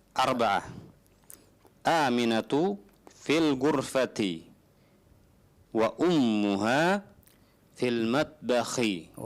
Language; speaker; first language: Arabic; non-native, learner; Indonesian